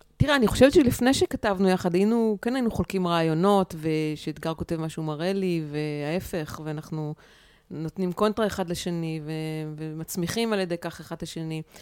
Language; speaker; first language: Hebrew; native; Hebrew